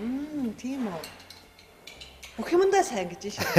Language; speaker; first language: Mongolian; native; Mongolian